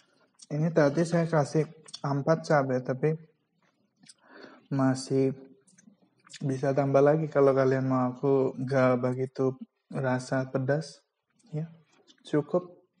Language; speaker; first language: Indonesian; non-native, fluent; Bangla